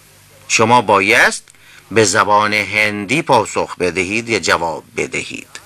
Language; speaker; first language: Persian; non-native, fluent; Urdu